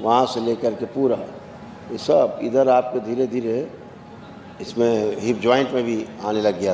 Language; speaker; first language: Hindi; native; Hindi